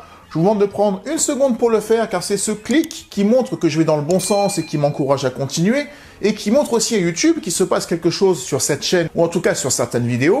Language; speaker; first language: French; native; French